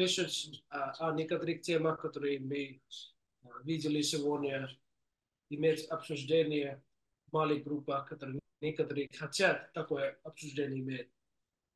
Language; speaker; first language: Russian; non-native, fluent; English